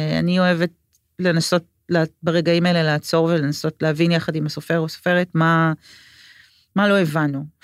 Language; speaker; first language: Hebrew; native; Hebrew